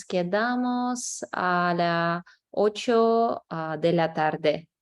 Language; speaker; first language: Spanish; non-native, learner; English